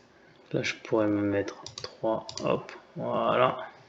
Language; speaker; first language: French; native; French